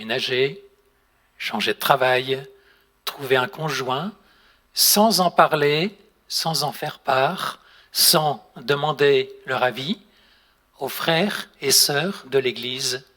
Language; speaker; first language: French; native; French